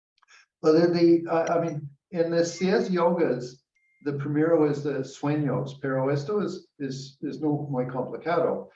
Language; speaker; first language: Spanish; non-native, learner; English